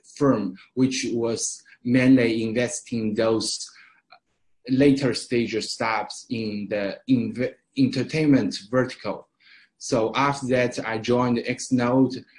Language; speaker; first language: English; non-native, fluent; Chinese